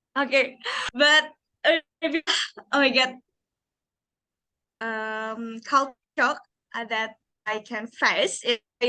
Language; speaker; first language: English; non-native, learner; Indonesian